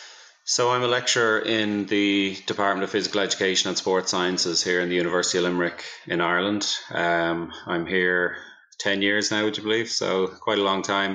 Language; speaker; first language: English; native; English